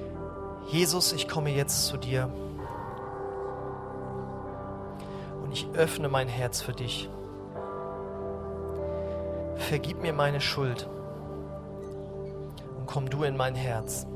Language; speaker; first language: German; native; German